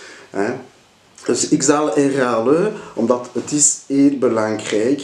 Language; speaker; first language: Dutch; non-native, local second language; French